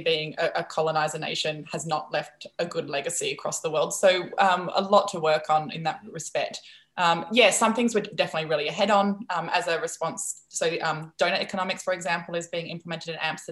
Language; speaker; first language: English; non-native, fluent; Dutch